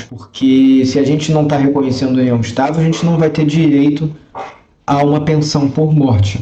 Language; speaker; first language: Portuguese; native; Portuguese